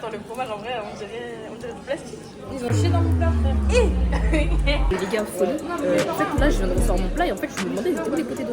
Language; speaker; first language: French; native; French